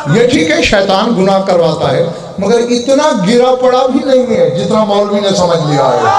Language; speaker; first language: Urdu; non-native, local second language; Saraiki